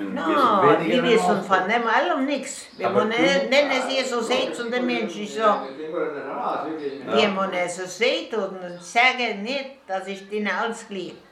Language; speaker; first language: German; early bilingual, heritage; German